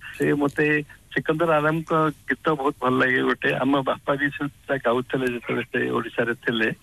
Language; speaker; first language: Odia; non-native, fluent; Marathi